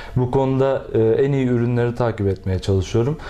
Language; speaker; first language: Turkish; native; Turkish